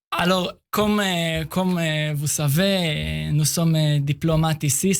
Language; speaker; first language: French; non-native, fluent; Hebrew